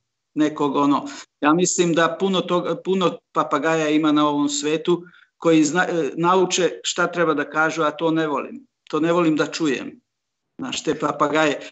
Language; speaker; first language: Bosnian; non-native, local second language; Hungarian